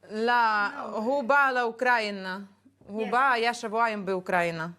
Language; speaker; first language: Hebrew; non-native, fluent; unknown